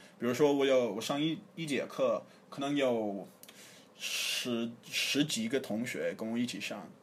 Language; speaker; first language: Chinese; non-native, fluent; English